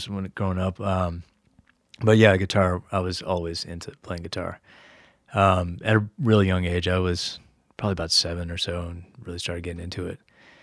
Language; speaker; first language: English; native; English